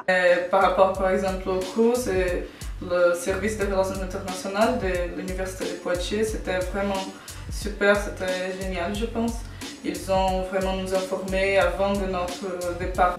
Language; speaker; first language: French; non-native, fluent; Portuguese